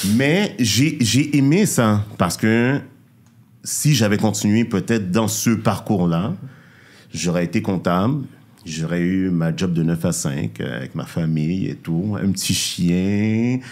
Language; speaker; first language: French; native; French